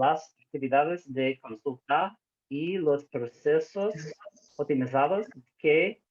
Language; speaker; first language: Spanish; non-native, learner; English